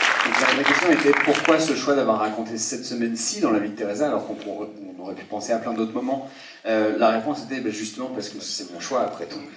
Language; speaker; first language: French; native; French